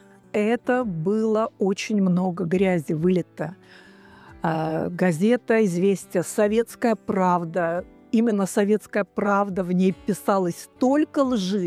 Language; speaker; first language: Russian; native; Russian